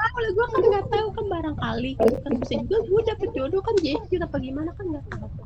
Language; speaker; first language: Indonesian; native; Indonesian